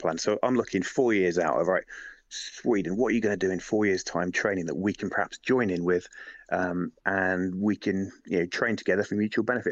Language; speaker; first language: English; native; English